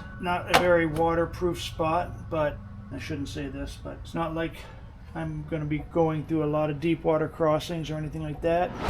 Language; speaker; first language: English; native; English